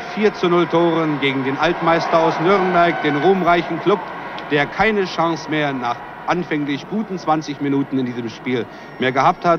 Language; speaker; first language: German; native; German